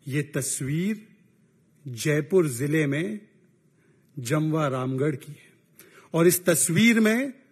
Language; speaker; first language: Hindi; native; Hindi